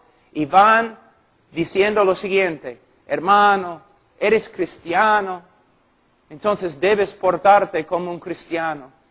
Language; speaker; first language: Spanish; non-native, fluent; English